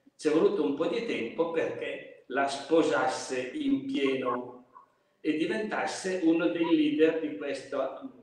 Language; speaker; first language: Italian; native; Italian